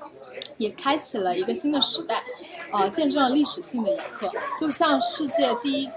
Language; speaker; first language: Chinese; native; Chinese